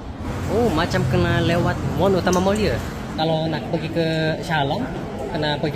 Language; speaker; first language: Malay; non-native, fluent; Korean